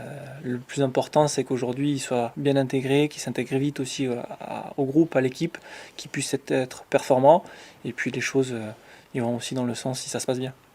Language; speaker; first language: French; native; French